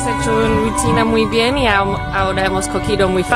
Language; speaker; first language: Spanish; non-native, learner; English